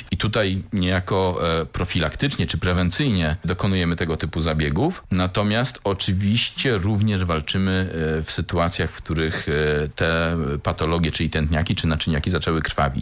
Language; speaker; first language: Polish; native; Polish